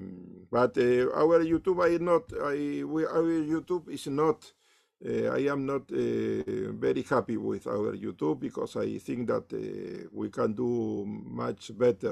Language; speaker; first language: English; non-native, learner; Spanish